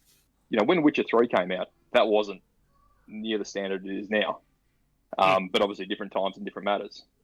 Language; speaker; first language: English; native; English